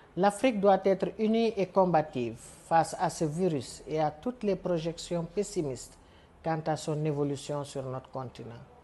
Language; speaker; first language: French; non-native, local second language; Wolof